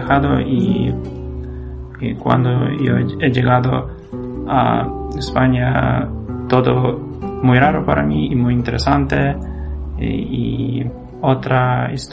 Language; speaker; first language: Spanish; non-native, learner; Ukrainian